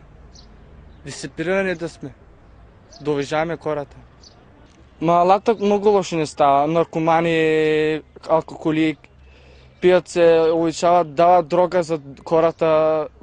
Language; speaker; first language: Bulgarian; non-native, local second language; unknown